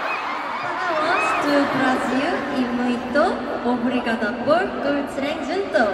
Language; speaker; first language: Portuguese; non-native, learner; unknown